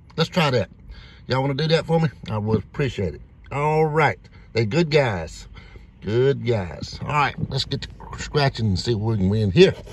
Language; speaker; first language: English; native; English